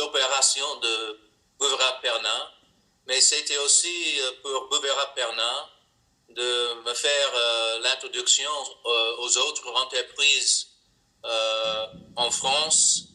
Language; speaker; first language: French; non-native, learner; English